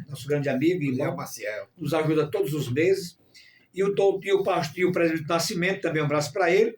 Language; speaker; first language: Portuguese; native; Portuguese